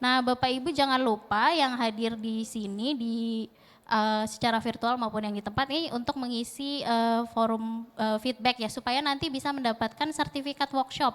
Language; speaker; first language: Indonesian; native; Indonesian